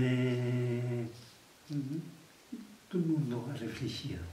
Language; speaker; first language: French; non-native, fluent; Tibetan